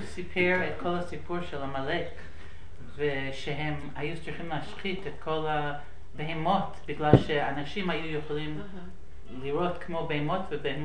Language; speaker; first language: Hebrew; non-native, fluent; English